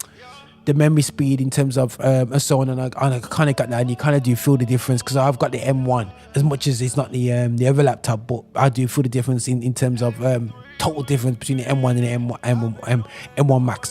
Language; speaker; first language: English; native; English